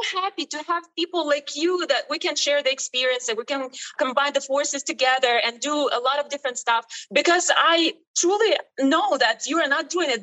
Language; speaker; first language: English; non-native, fluent; Ukrainian